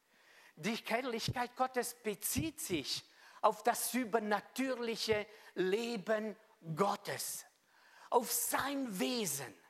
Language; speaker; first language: German; non-native, fluent; Italian